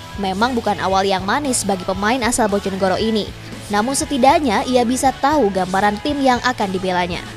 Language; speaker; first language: Indonesian; native; Indonesian